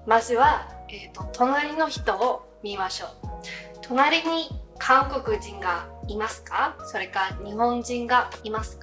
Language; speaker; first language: Japanese; non-native, fluent; Afrikaans